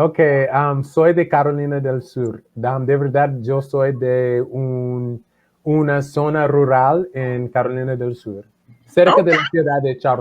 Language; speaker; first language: Spanish; non-native, fluent; English